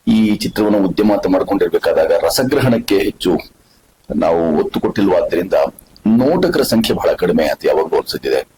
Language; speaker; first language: Kannada; native; Kannada